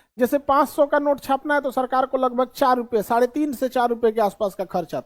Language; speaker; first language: Hindi; native; Hindi